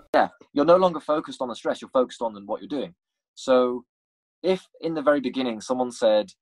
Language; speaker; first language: English; native; English